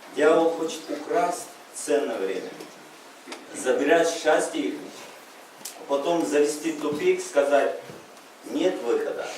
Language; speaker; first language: Russian; non-native, local second language; Uzbek